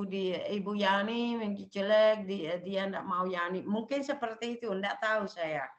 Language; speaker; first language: Indonesian; non-native, local second language; Javanese